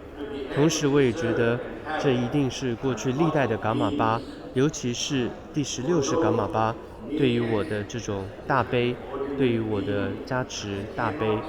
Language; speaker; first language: Chinese; native; Chinese